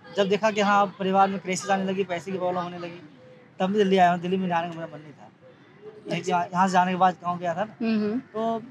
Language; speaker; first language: Hindi; native; Hindi